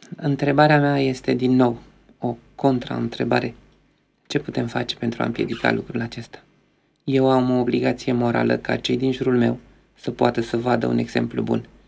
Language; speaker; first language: Romanian; native; Romanian